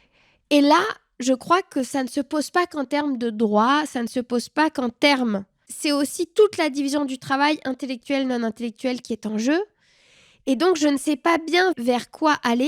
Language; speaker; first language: French; native; French